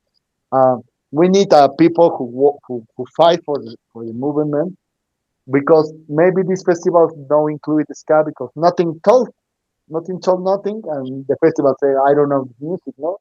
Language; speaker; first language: English; non-native, learner; Spanish